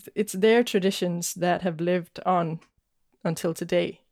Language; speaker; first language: English; non-native, fluent; Danish